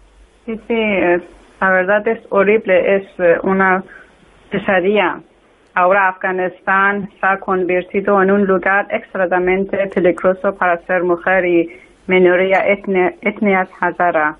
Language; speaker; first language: Spanish; non-native, learner; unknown